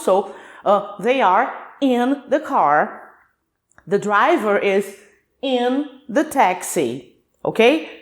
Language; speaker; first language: English; non-native, fluent; Portuguese